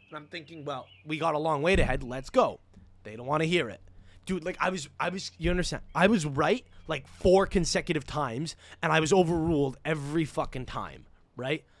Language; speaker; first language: English; early bilingual, other home language; Italian